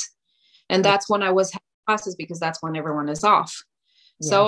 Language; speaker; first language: English; non-native, fluent; Romanian